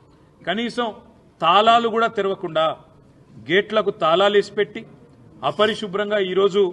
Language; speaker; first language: Telugu; native; Telugu